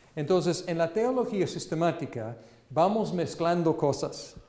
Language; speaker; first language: Spanish; non-native, fluent; English